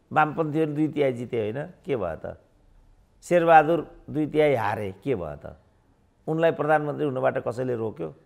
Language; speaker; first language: Nepali; native; Nepali